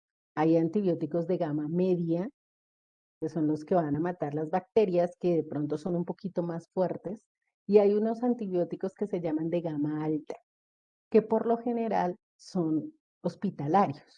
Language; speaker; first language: Spanish; native; Spanish